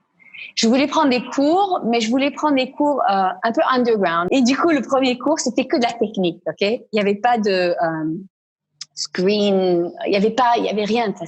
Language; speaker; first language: French; non-native, fluent; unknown